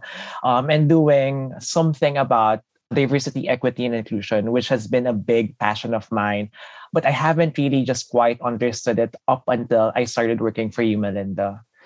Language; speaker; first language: English; non-native, local second language; Filipino